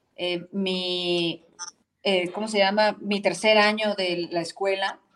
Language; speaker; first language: Spanish; native; Spanish